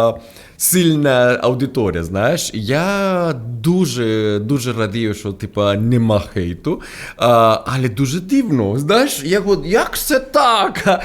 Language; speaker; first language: Ukrainian; non-native, fluent; Spanish